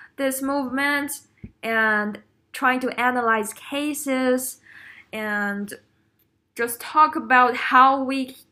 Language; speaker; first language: English; non-native, fluent; Chinese